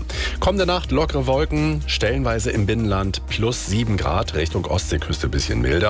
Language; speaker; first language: German; native; German